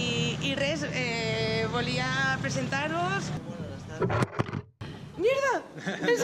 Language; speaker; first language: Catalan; non-native, local second language; Spanish